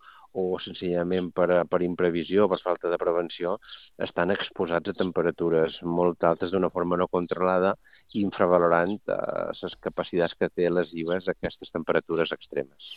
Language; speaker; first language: Catalan; native; Catalan